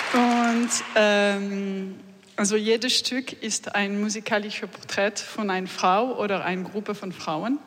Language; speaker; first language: German; non-native, learner; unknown